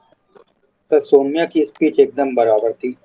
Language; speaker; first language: Hindi; native; Hindi